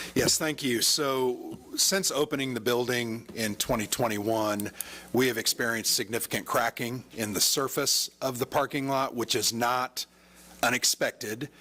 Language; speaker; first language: English; native; English